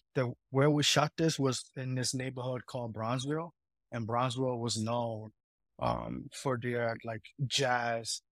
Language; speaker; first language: English; early bilingual, heritage; Italian